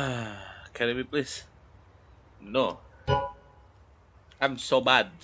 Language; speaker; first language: English; non-native, learner; Sundanese